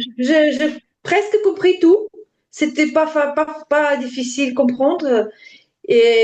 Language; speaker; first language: French; non-native, learner; Ukrainian